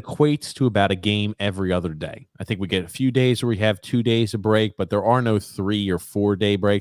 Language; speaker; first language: English; native; English